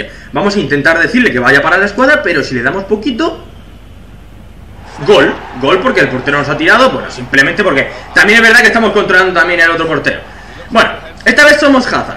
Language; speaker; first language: Spanish; native; Spanish